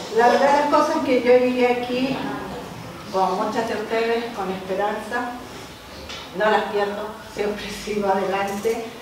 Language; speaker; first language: Spanish; native; Spanish